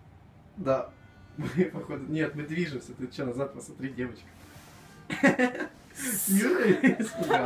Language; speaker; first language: Russian; native; Russian